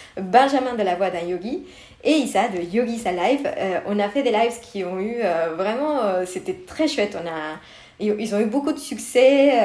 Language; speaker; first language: French; non-native, fluent; Spanish